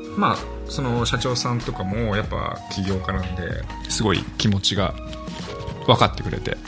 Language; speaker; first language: Japanese; native; Japanese